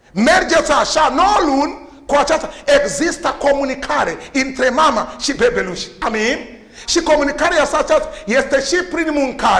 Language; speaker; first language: Romanian; non-native, learner; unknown